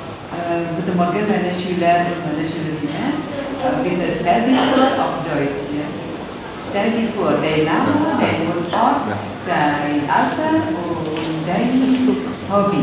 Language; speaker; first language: German; non-native, learner; Indonesian